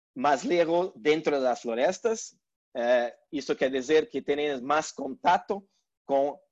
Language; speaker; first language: Spanish; non-native, learner; Portuguese